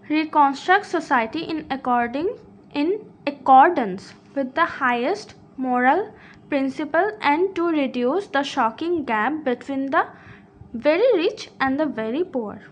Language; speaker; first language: English; non-native, local second language; Bangla